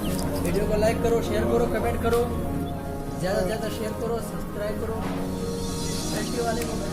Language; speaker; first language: Hindi; non-native, learner; Bangla